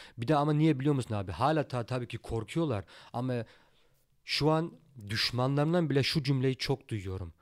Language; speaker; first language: Turkish; early bilingual, heritage; Turkish